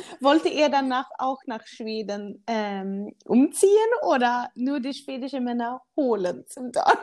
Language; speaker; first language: German; non-native, learner; Swedish